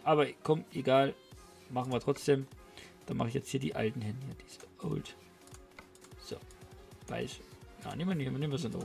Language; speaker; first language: German; native; German